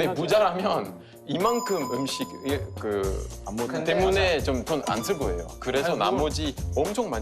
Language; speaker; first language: Korean; non-native, fluent; German